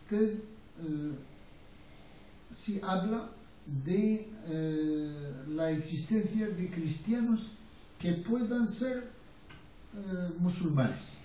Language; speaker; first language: Spanish; non-native, fluent; Arabic